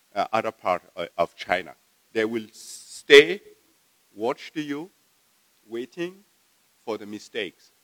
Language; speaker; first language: English; non-native, fluent; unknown